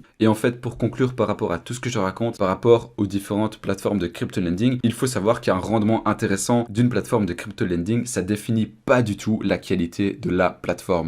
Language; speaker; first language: French; native; French